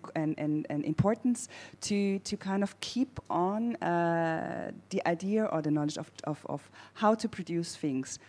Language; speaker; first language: English; non-native, fluent; German